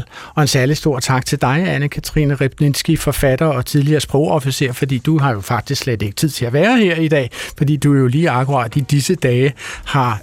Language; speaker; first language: Danish; native; Danish